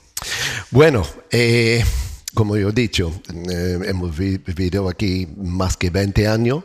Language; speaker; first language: Spanish; non-native, learner; English